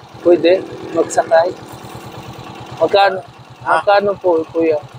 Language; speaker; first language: Filipino; non-native, learner; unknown